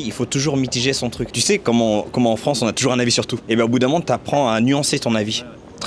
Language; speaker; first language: French; native; French